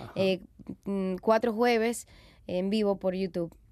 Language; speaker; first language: Spanish; native; Spanish